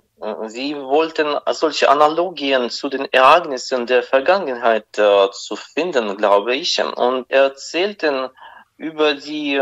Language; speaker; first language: German; non-native, fluent; Russian